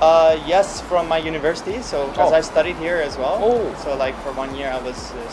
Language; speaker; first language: English; non-native, fluent; Dutch